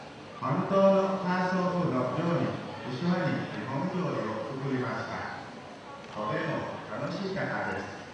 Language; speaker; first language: Japanese; non-native, learner; Lao